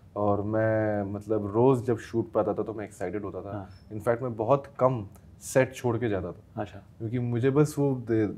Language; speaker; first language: Hindi; native; Hindi